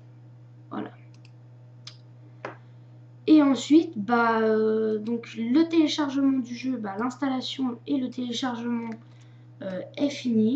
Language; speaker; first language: French; native; French